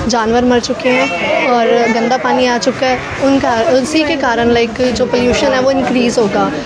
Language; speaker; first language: Hindi; non-native, local second language; Punjabi